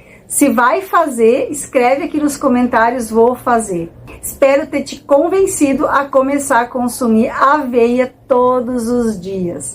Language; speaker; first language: Portuguese; native; Portuguese